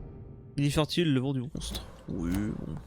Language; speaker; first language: French; native; French